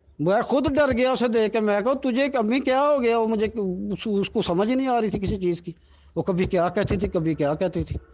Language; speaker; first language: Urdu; non-native, local second language; Punjabi